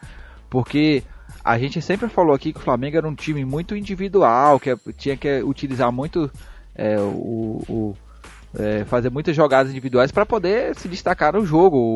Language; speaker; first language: Portuguese; native; Portuguese